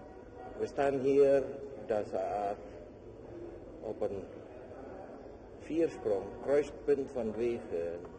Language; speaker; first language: Dutch; non-native, fluent; Indonesian